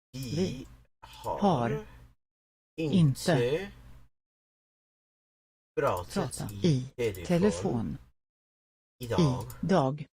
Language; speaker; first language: Swedish; non-native, learner; English